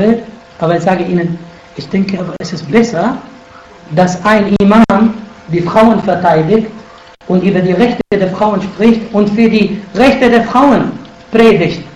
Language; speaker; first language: German; non-native, fluent; Arabic